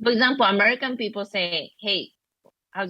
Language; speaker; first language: English; non-native, learner; Japanese